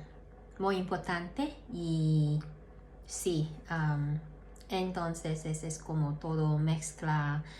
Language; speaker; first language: Spanish; non-native, learner; Cantonese